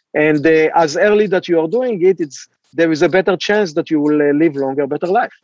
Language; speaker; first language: English; non-native, fluent; Hebrew